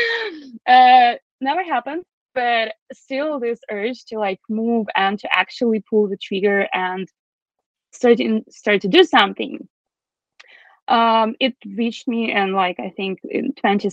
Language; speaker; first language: English; non-native, fluent; Russian